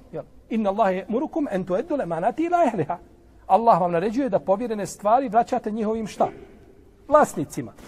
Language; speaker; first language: Bosnian; native; Bosnian